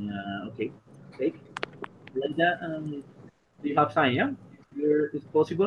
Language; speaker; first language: English; non-native, learner; Spanish